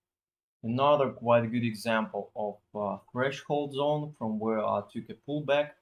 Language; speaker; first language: English; non-native, fluent; Russian